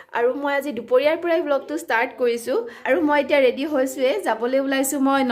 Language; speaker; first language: Assamese; native; Assamese